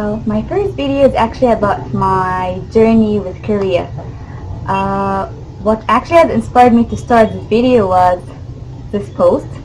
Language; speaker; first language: English; non-native, fluent; Arabic